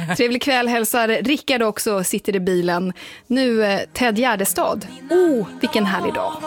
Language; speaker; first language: Swedish; native; Swedish